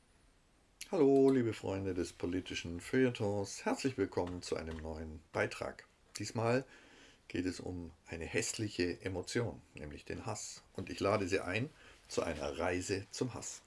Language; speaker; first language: German; native; German